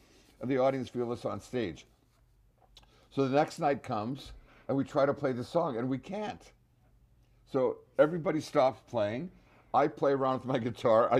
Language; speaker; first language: English; native; English